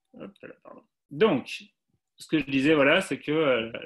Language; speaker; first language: French; native; French